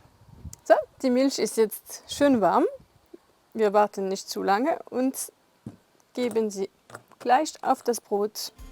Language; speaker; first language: German; non-native, fluent; French